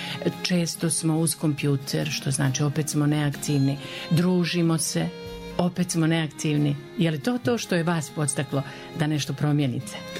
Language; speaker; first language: Serbian; native; Serbian